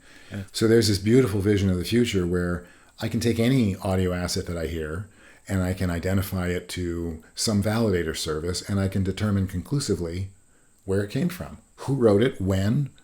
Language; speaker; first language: English; native; English